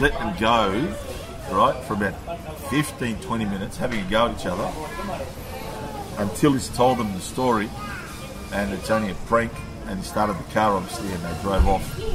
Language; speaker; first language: English; early bilingual, other home language; Greek